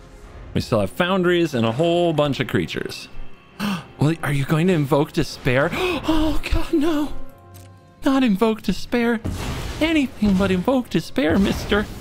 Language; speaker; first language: English; native; English